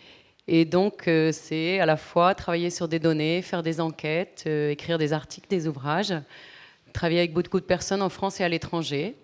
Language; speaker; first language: French; native; French